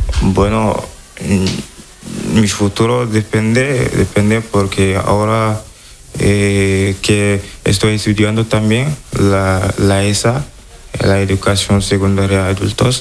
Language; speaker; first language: Spanish; non-native, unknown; Wolof